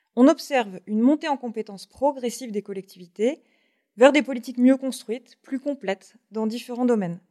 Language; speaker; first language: French; native; French